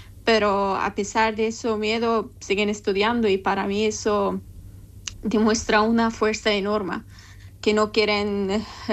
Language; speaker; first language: Spanish; non-native, learner; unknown